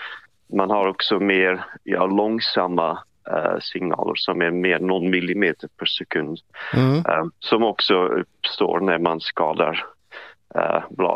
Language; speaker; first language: Swedish; non-native, fluent; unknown